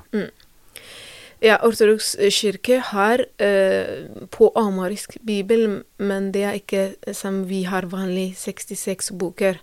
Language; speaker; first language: Norwegian; non-native, learner; Tigrinya